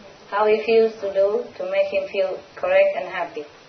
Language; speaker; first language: English; non-native, fluent; Vietnamese